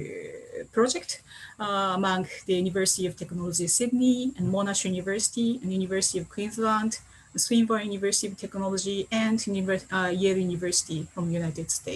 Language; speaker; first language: English; non-native, fluent; Japanese